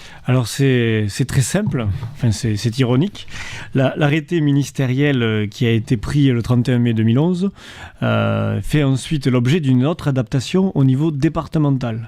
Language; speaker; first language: French; native; French